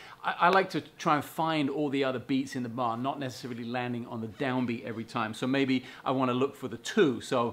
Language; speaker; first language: English; native; English